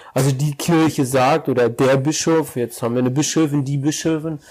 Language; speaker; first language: German; native; German